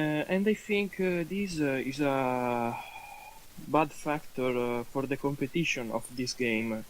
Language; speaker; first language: English; non-native, learner; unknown